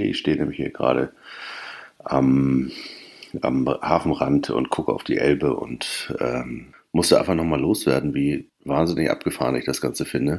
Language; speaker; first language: German; native; German